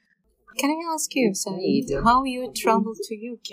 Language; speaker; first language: English; non-native, learner; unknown